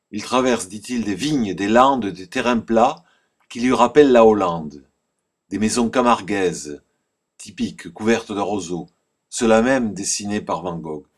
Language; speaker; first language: French; native; French